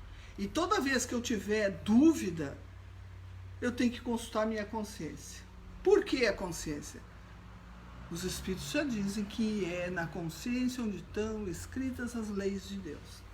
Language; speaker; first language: Portuguese; native; Portuguese